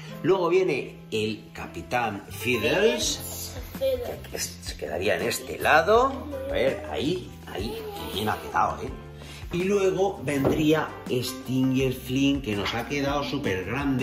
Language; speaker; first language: Spanish; native; Spanish